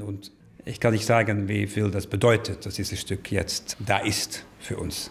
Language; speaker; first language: German; non-native, fluent; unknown